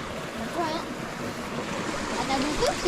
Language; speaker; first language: French; native; French